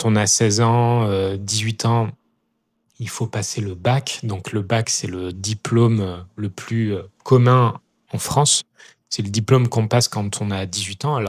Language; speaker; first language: French; native; French